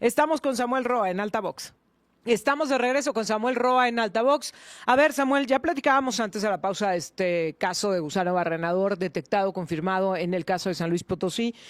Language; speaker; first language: Spanish; native; Spanish